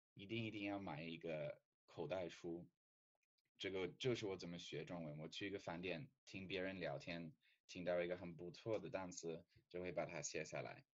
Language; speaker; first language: Chinese; non-native, fluent; English